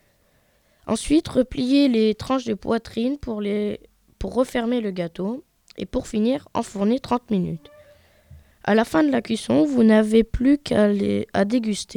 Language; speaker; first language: French; native; French